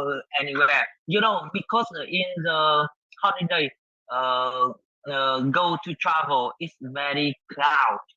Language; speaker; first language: English; non-native, learner; Vietnamese